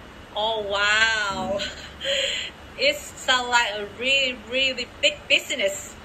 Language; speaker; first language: English; non-native, learner; Vietnamese